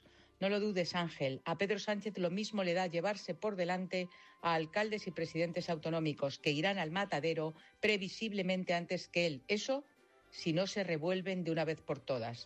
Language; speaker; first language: Spanish; native; Spanish